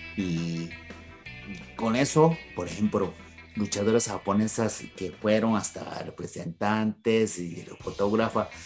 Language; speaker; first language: Spanish; non-native, fluent; Japanese